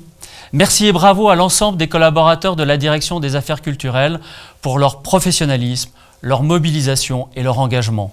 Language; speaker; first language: French; native; French